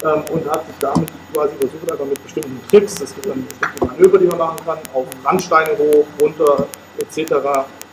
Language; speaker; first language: German; native; German